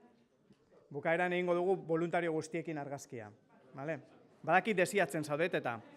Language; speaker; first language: Basque; native; Basque